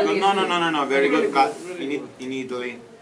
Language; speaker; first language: English; non-native, learner; Italian